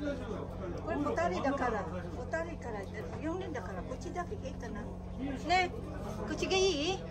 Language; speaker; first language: Japanese; non-native, fluent; Filipino